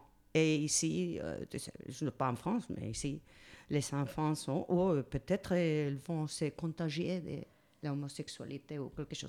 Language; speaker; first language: French; non-native, learner; Spanish